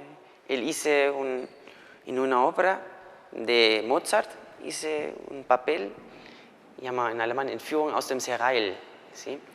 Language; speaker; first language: Spanish; non-native, fluent; German